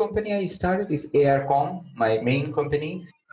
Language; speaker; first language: English; non-native, local second language; Bangla